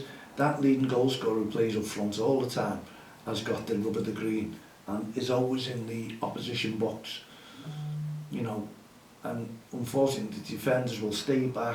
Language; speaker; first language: English; native; English